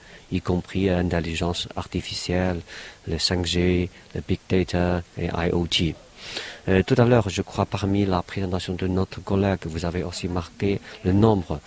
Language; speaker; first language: French; non-native, fluent; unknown